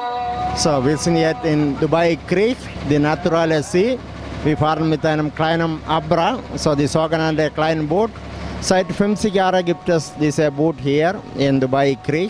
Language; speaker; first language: German; non-native, learner; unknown